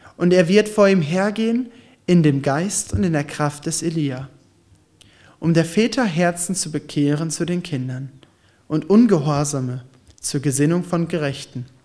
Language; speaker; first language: German; native; German